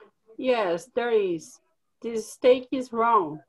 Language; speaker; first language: English; non-native, learner; Portuguese